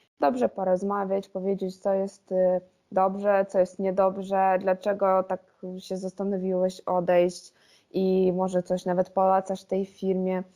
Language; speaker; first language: Polish; non-native, fluent; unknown